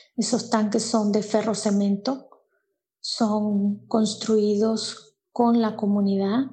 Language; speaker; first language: Spanish; native; Spanish